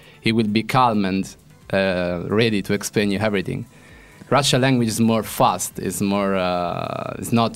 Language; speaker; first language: English; non-native, fluent; Italian